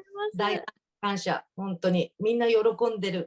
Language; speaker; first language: Japanese; native; Japanese